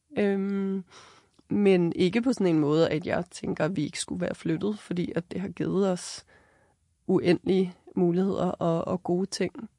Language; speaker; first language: Danish; native; Danish